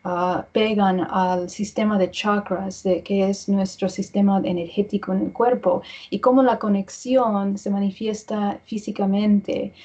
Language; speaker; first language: Spanish; early bilingual, heritage; English